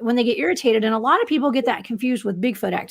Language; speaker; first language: English; native; English